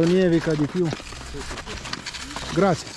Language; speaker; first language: Italian; non-native, learner; Romanian